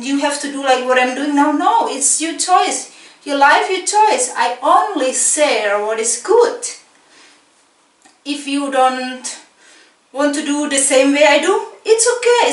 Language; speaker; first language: English; non-native, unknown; Indonesian